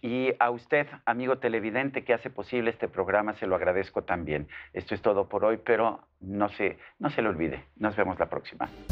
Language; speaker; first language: Spanish; native; Spanish